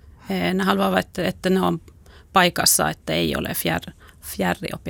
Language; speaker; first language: Finnish; non-native, local second language; Swedish